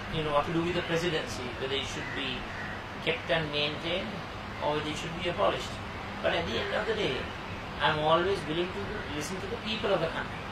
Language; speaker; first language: English; non-native, local second language; Sinhala